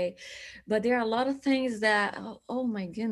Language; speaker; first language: English; non-native, fluent; Portuguese